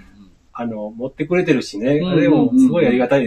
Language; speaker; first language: Japanese; non-native, fluent; Spanish